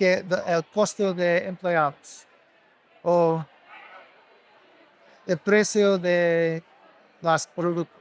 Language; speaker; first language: Spanish; non-native, learner; English